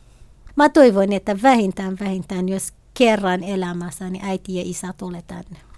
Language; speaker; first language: Finnish; non-native, learner; Kurdish